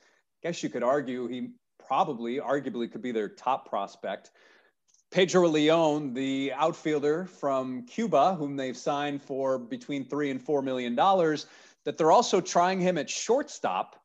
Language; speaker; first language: English; native; English